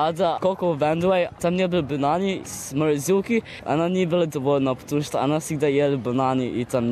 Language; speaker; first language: Russian; early bilingual, heritage; Russian